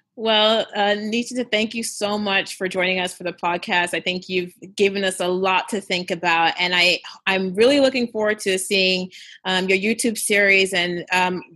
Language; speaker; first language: English; early bilingual, other home language; Yoruba